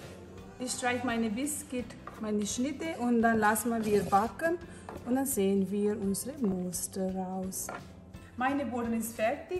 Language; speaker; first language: German; non-native, learner; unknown